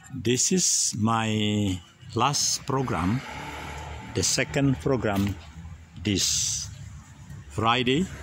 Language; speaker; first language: English; non-native, learner; Indonesian